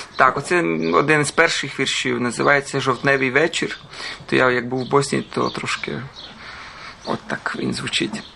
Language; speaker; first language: Ukrainian; early bilingual, heritage; Croatian